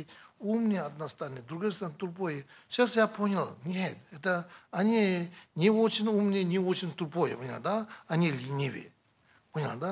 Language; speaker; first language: Russian; non-native, learner; Tibetan